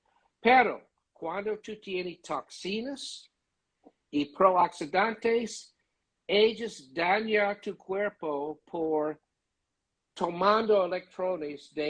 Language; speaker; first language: Spanish; non-native, learner; English